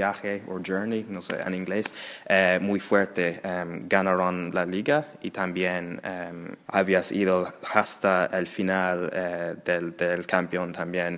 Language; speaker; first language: Spanish; non-native, learner; English